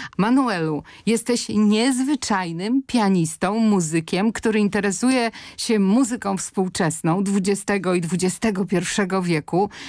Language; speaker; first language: Polish; native; Polish